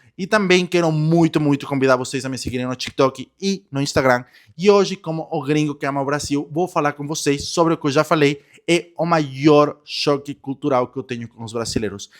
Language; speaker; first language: Portuguese; non-native, fluent; Spanish